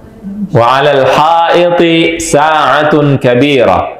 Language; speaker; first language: Arabic; non-native, fluent; Indonesian